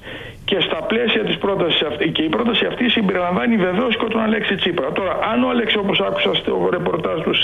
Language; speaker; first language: Greek; native; Greek